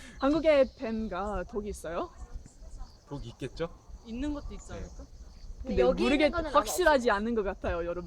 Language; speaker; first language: Korean; non-native, learner; English